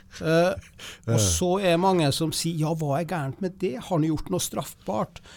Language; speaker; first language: Norwegian; native; Norwegian